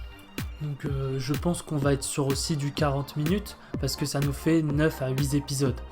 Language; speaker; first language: French; native; French